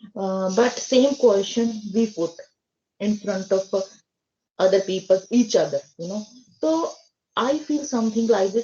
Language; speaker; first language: English; non-native, learner; Hindi